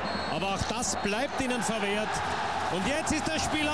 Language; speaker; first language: German; native; German